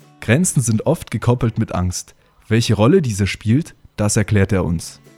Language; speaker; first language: German; native; German